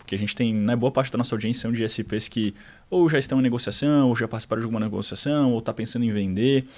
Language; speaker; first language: Portuguese; native; Portuguese